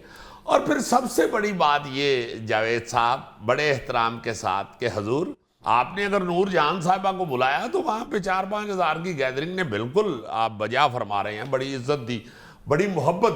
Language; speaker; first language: Urdu; native; Urdu